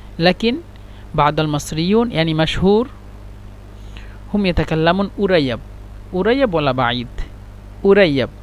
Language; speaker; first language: Egyptian Arabic; non-native, learner; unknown